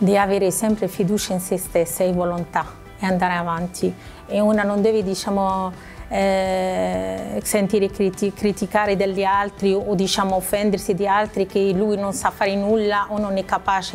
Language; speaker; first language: Italian; non-native, learner; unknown